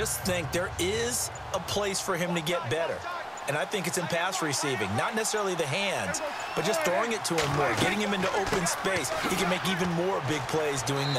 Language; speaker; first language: English; native; English